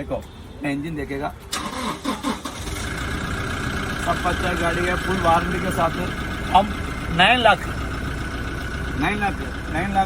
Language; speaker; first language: Hindi; non-native, local second language; Malayalam